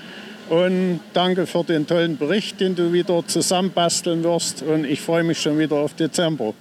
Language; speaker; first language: German; native; German